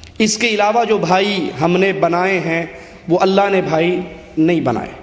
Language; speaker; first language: Urdu; non-native, local second language; Punjabi